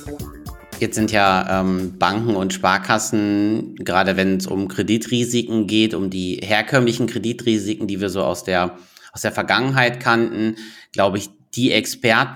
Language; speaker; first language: German; native; German